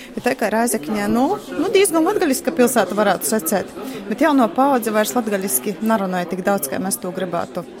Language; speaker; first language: Latvian; native; Latvian